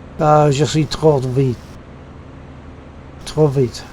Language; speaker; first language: French; non-native, learner; English